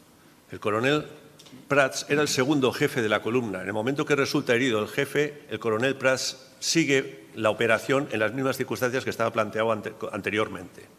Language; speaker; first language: Spanish; native; Spanish